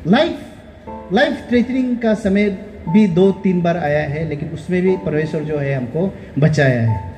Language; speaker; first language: Hindi; non-native, local second language; Nyishi